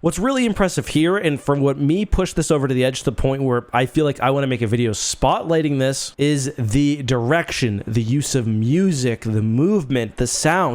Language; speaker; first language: English; native; English